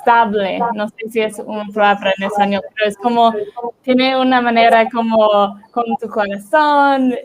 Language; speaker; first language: Spanish; non-native, learner; English